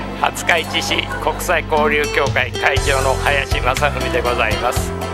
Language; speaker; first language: Japanese; native; Japanese